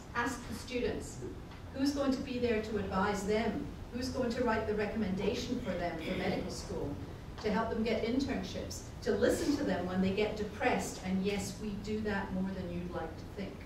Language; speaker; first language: English; native; English